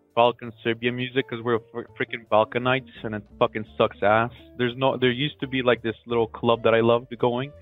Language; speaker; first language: English; non-native, fluent; Macedonian